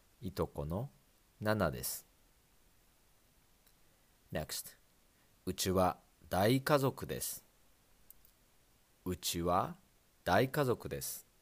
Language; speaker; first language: Japanese; non-native, fluent; English